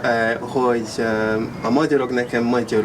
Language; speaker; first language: Hungarian; non-native, learner; English